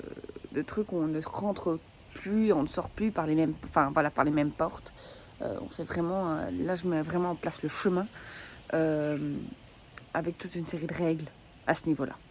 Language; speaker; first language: French; native; French